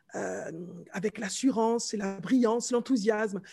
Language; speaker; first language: French; native; French